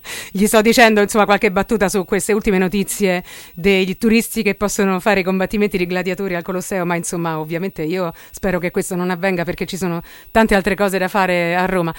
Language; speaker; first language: Italian; native; Italian